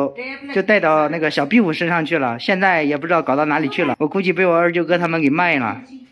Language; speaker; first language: Chinese; native; Chinese